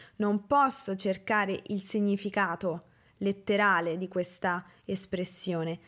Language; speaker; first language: Italian; native; Italian